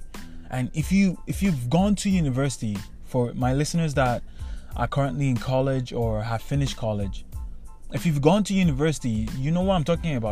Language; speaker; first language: English; non-native, local second language; Igbo